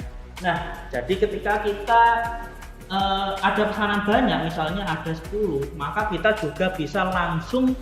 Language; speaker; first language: Indonesian; native; Indonesian